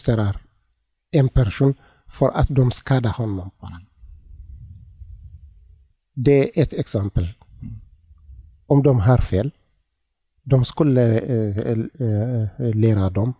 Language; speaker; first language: Swedish; non-native, learner; Tigrinya